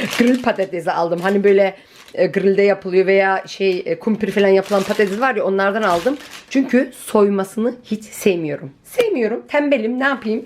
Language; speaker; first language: Turkish; early bilingual, heritage; Turkish